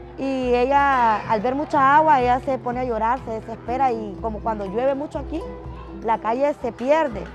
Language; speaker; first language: Spanish; native; Spanish